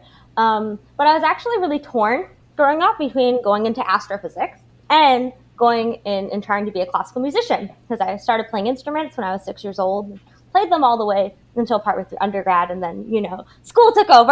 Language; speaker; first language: English; native; English